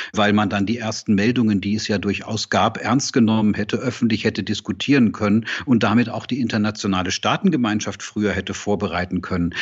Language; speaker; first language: German; native; German